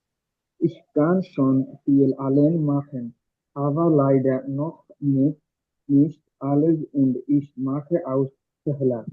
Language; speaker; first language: German; non-native, learner; Bangla